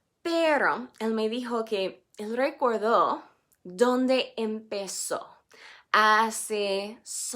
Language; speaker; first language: Spanish; non-native, fluent; English